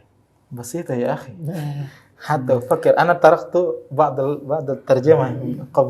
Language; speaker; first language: Arabic; non-native, fluent; Indonesian